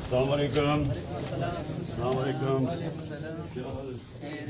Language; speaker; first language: Urdu; native; Urdu